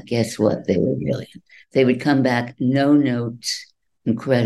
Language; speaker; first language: English; native; English